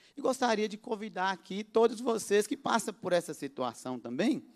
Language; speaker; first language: Portuguese; native; Portuguese